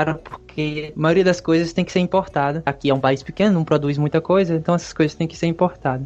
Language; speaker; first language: Portuguese; native; Portuguese